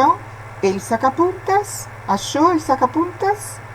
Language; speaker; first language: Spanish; non-native, fluent; Portuguese